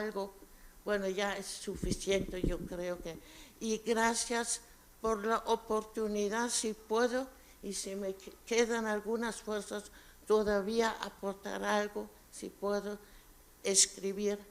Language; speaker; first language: Spanish; non-native, fluent; German